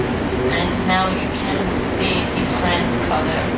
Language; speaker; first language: English; non-native, learner; Persian